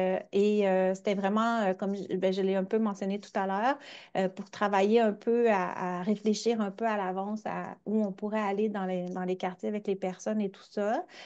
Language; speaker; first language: French; native; French